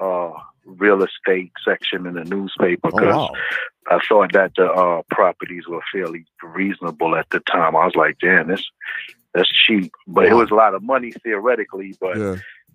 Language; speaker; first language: English; native; English